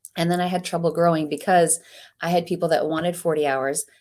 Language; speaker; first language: English; native; English